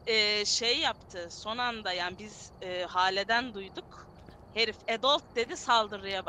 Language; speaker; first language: Turkish; native; Turkish